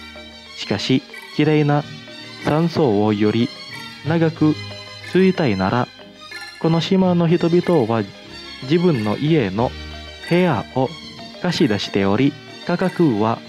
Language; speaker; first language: Japanese; non-native, fluent; Indonesian